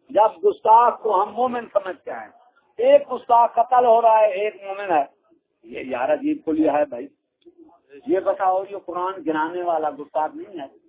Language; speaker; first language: Urdu; non-native, local second language; Punjabi